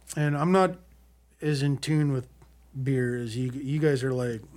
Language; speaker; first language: English; native; English